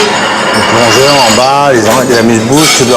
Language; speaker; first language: French; native; French